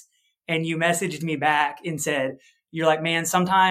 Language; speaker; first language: English; native; English